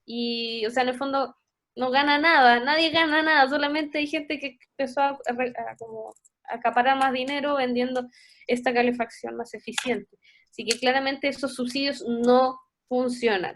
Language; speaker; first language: Spanish; native; Spanish